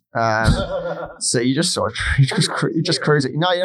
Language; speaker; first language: English; native; English